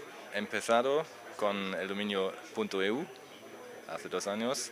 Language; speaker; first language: Spanish; non-native, learner; German